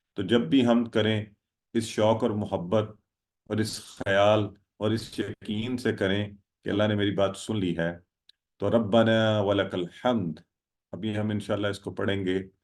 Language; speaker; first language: Urdu; native; Urdu